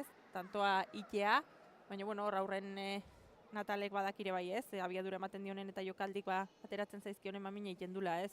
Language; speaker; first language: Basque; native; Basque